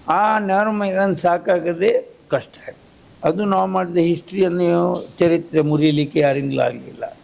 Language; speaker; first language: Kannada; native; Kannada